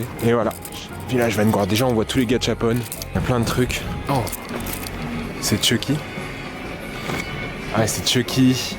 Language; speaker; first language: French; native; French